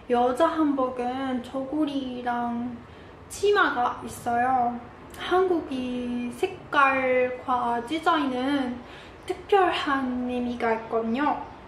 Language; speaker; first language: Korean; non-native, learner; Arabic